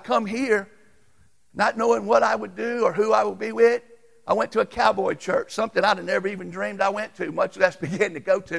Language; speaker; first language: English; native; English